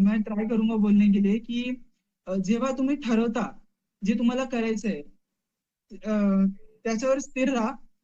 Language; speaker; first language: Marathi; non-native, local second language; Hindi